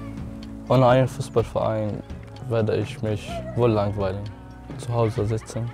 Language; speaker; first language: German; non-native, learner; Arabic